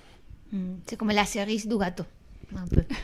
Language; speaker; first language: French; non-native, fluent; Spanish